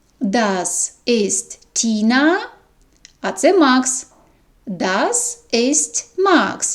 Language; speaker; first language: German; non-native, fluent; Ukrainian